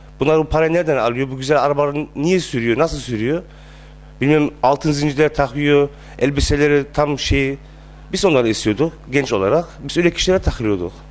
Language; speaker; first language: Turkish; early bilingual, heritage; Turkish